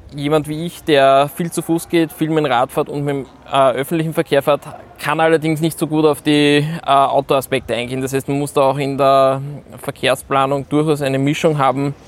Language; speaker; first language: German; native; German